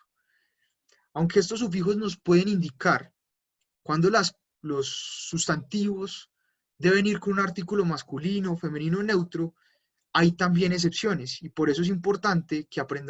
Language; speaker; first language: Spanish; native; Spanish